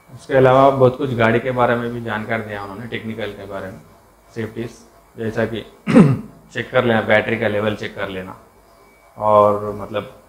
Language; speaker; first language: Hindi; non-native, local second language; Telugu